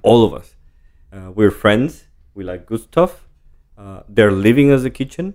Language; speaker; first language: English; non-native, fluent; Spanish